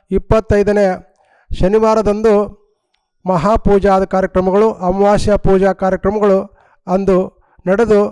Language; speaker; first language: Kannada; native; Kannada